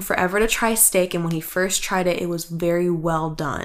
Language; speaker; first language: English; early bilingual, other home language; Russian